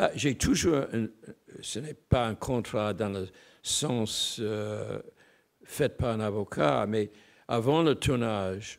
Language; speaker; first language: French; non-native, fluent; English